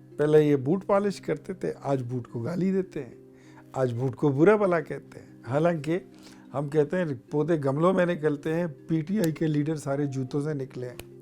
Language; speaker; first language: Urdu; non-native, local second language; Pashto